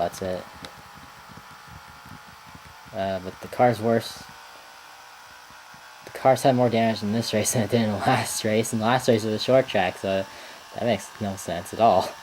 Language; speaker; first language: English; native; English